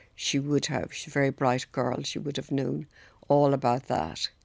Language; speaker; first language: English; native; English